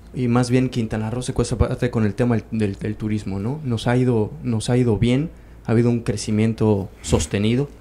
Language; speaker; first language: Spanish; native; Spanish